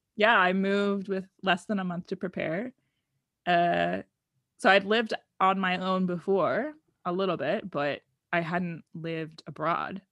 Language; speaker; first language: English; native; English